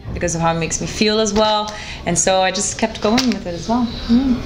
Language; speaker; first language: English; non-native, fluent; Portuguese